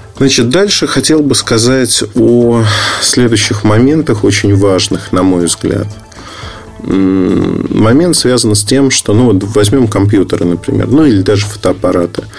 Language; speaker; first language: Russian; native; Russian